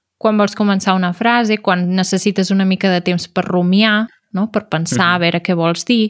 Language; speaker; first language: Catalan; native; Catalan